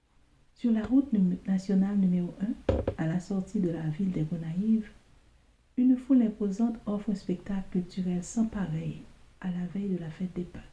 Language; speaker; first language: French; non-native, local second language; Haitian Creole